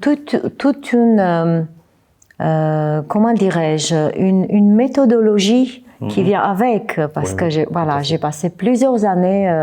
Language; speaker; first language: French; non-native, fluent; Armenian